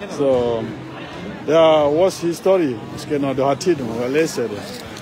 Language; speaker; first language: Danish; non-native, learner; Achinese